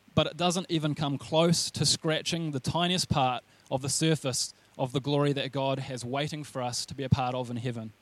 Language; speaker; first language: English; native; English